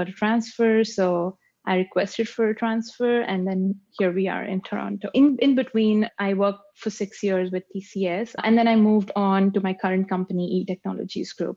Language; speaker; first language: English; non-native, local second language; Marathi